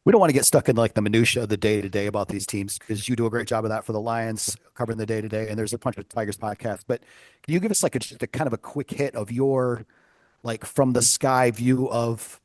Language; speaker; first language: English; native; English